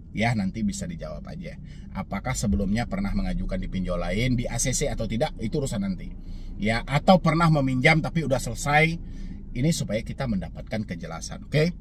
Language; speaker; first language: Indonesian; non-native, local second language; Minangkabau